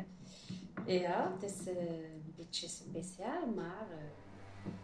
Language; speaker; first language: Dutch; non-native, learner; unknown